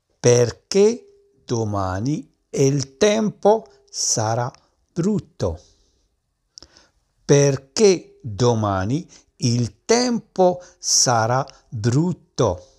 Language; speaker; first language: Italian; non-native, fluent; Arabic